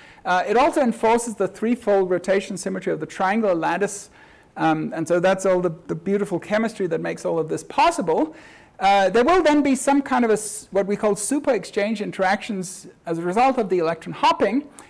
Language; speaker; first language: English; native; English